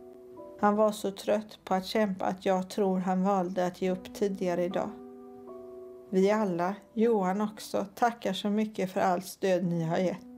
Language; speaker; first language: Swedish; native; Swedish